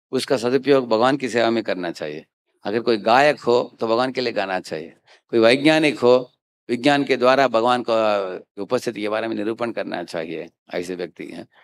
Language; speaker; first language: Hindi; native; Hindi